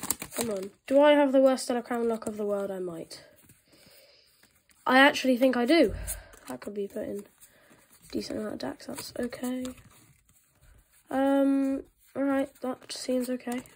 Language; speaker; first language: English; native; English